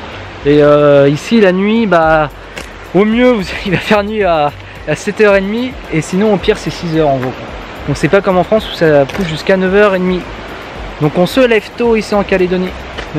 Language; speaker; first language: French; native; French